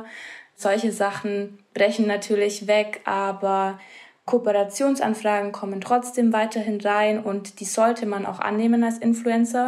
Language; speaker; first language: German; native; German